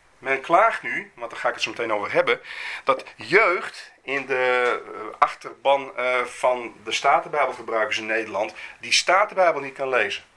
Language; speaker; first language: Dutch; native; Dutch